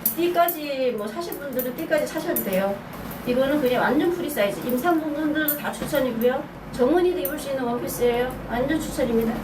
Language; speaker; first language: Korean; native; Korean